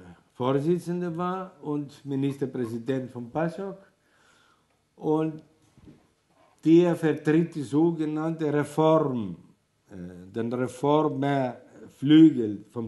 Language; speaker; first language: German; non-native, fluent; Greek